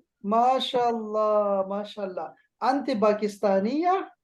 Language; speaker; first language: Arabic; non-native, fluent; Urdu